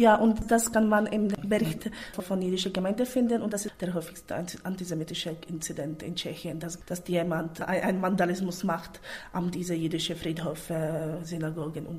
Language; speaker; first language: German; non-native, fluent; Czech